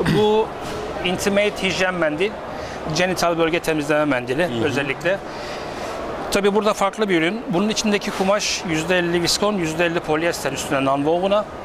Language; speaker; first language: Turkish; native; Turkish